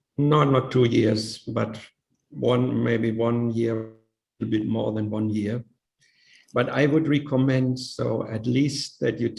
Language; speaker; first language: English; non-native, fluent; Indonesian